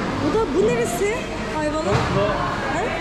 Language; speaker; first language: Turkish; native; Turkish